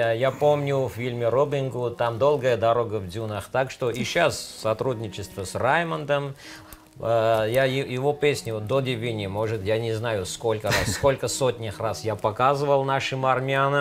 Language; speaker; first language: Russian; non-native, local second language; Armenian